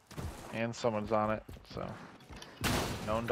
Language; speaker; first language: English; native; English